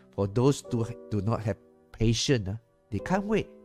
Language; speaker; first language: English; non-native, local second language; Chinese